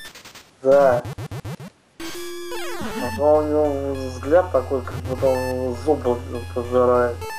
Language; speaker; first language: Russian; native; Russian